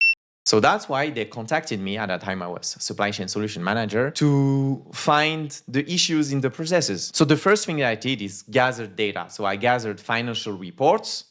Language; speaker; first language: English; non-native, fluent; French